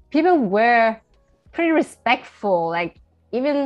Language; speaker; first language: English; early bilingual, heritage; Chinese